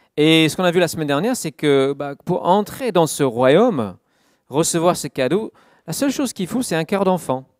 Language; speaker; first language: French; non-native, fluent; English